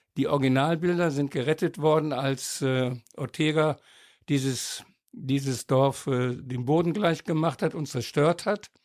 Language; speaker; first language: German; native; German